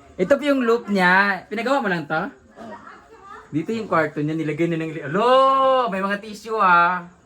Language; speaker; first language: Filipino; non-native, local second language; Cebuano